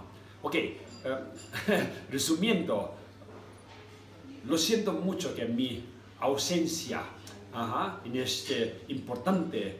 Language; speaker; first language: Spanish; non-native, learner; Tibetan